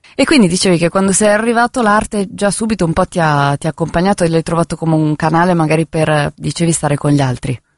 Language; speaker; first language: Italian; native; Italian